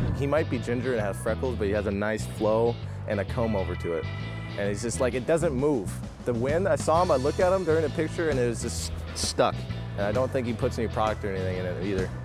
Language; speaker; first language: English; native; English